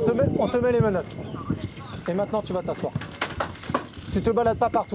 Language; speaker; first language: French; native; French